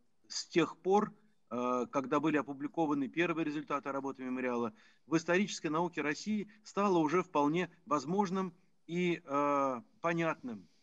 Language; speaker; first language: Russian; native; Russian